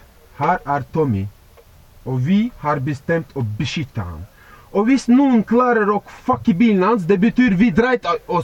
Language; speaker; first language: Norwegian; non-native, fluent; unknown